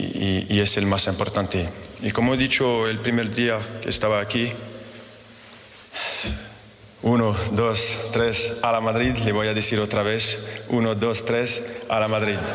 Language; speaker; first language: Spanish; non-native, fluent; French